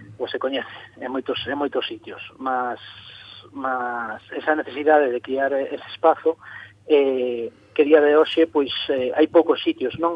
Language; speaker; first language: Galician; non-native, local second language; Spanish